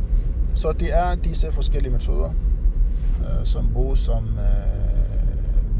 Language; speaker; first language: Danish; non-native, fluent; Arabic